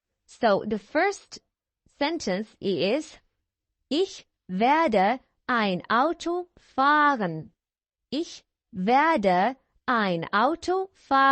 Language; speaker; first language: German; non-native, fluent; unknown